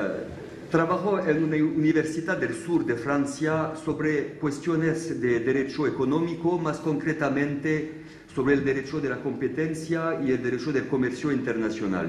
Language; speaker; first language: Spanish; non-native, fluent; French